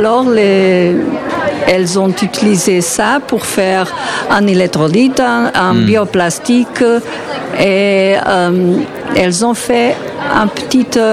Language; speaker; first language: French; non-native, learner; Portuguese